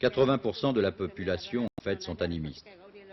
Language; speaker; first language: French; native; French